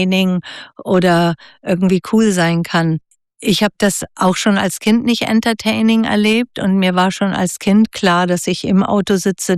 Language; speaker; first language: German; native; German